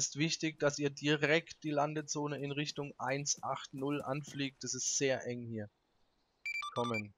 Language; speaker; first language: German; native; German